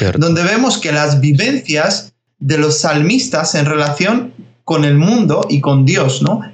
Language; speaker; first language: Spanish; early bilingual, other home language; Georgian